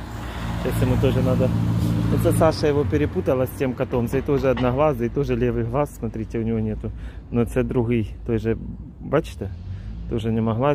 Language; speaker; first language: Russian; native; Russian